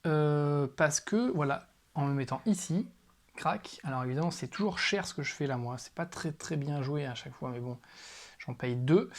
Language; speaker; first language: French; native; French